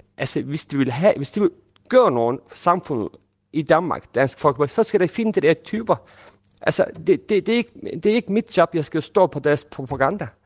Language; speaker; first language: Danish; non-native, fluent; Turkish